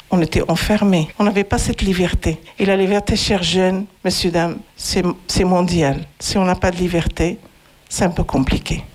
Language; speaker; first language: French; non-native, fluent; Arabic